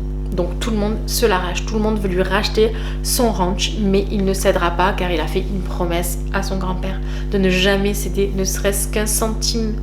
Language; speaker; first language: French; native; French